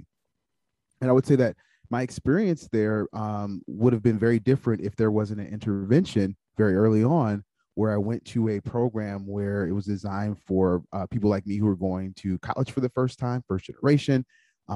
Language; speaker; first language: English; native; English